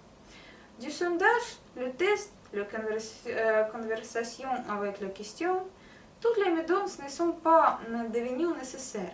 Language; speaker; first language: French; non-native, learner; Russian